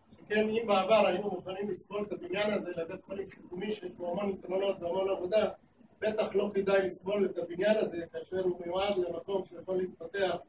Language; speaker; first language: Hebrew; native; Hebrew